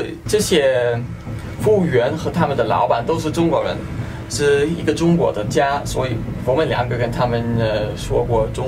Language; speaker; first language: Chinese; non-native, fluent; German